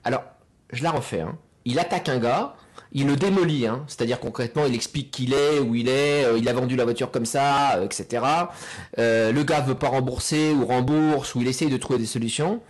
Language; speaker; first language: French; native; French